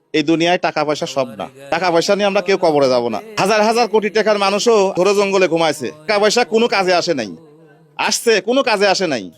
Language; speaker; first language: Bangla; native; Bangla